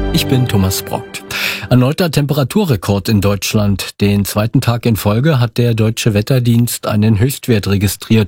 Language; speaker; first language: German; native; German